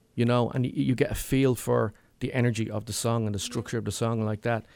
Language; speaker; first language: English; native; English